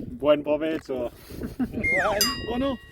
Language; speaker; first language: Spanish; non-native, learner; French